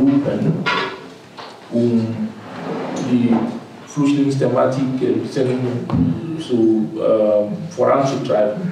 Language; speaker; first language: German; non-native, fluent; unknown